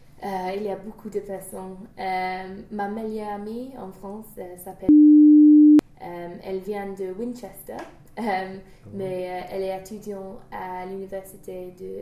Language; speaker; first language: French; non-native, learner; English